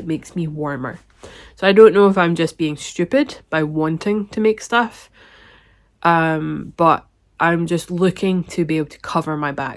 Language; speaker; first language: English; native; English